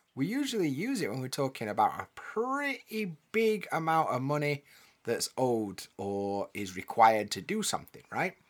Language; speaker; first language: English; native; English